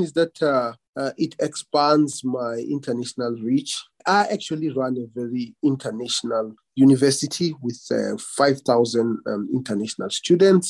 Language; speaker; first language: English; non-native, local second language; Venda